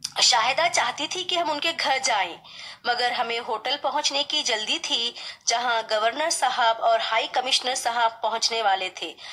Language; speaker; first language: Urdu; native; Urdu